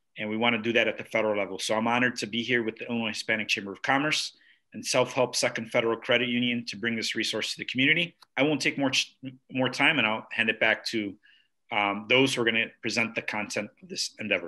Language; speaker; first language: English; early bilingual, other home language; Spanish